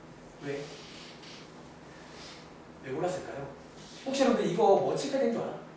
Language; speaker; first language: Korean; native; Korean